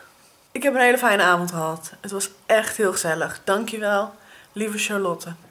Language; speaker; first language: Dutch; native; Dutch